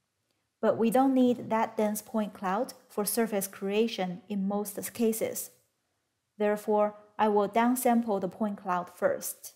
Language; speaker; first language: English; non-native, fluent; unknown